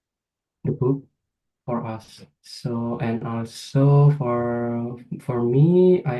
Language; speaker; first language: English; non-native, fluent; Indonesian